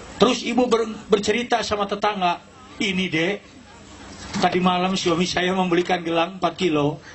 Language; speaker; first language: Indonesian; non-native, local second language; Sundanese